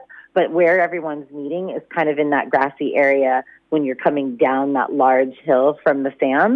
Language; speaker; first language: English; native; English